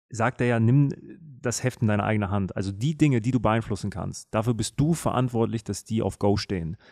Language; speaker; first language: German; native; German